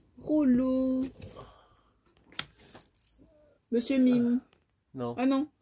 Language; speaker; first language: French; native; French